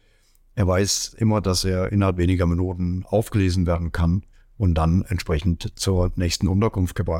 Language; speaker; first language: German; native; German